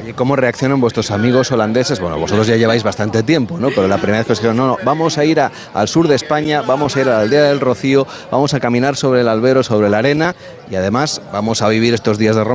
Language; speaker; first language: Spanish; native; Spanish